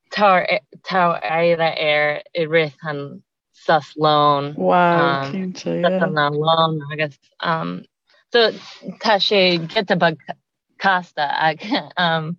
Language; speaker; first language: Irish; non-native, learner; English